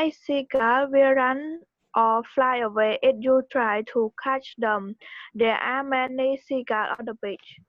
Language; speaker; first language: English; non-native, learner; Khmer